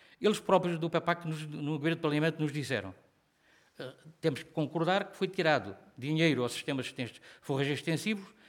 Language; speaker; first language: Portuguese; native; Portuguese